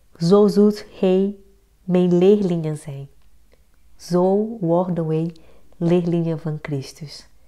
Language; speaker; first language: Dutch; non-native, fluent; Portuguese